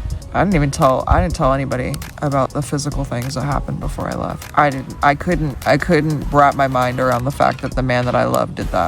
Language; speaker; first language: English; native; English